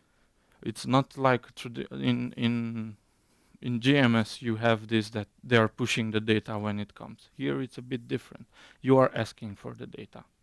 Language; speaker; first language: English; non-native, fluent; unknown